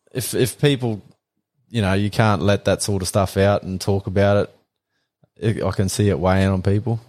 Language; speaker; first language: English; native; English